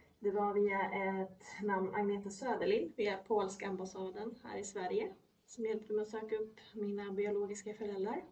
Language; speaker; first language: Swedish; early bilingual, other home language; Polish